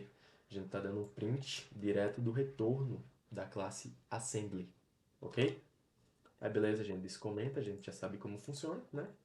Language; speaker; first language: Portuguese; native; Portuguese